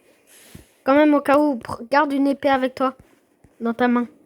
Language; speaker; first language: French; native; French